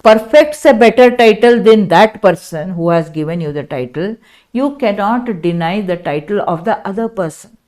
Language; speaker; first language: English; non-native, local second language; Kannada